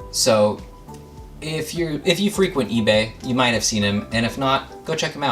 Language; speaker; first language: English; native; English